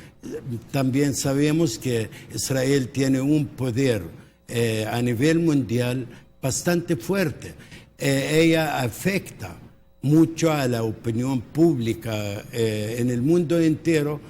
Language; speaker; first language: Spanish; non-native, local second language; Arabic